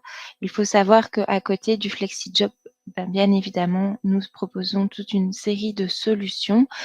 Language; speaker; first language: French; native; French